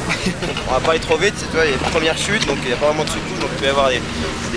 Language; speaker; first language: French; native; French